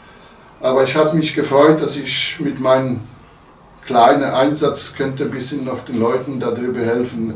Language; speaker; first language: German; non-native, local second language; Polish